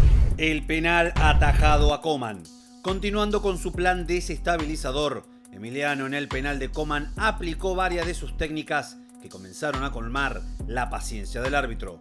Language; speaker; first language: Spanish; native; Spanish